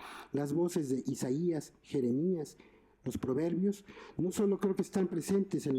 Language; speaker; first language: Spanish; native; Spanish